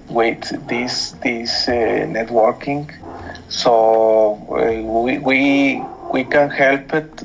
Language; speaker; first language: English; non-native, learner; Spanish